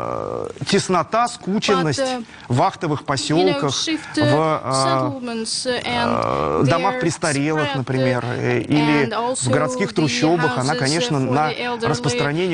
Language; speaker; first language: Russian; native; Russian